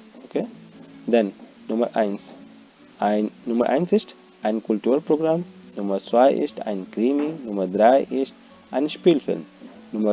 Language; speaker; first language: German; non-native, fluent; Hindi